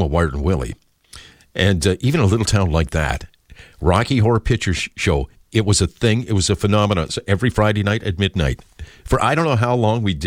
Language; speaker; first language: English; native; English